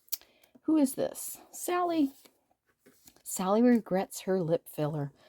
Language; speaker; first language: English; native; English